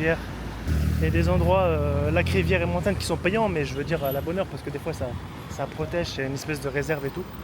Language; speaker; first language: French; native; French